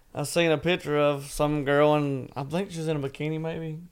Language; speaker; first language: English; native; English